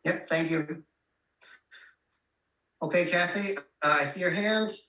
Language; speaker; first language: English; native; English